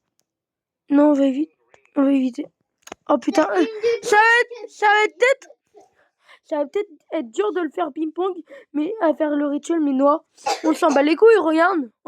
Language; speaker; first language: French; native; French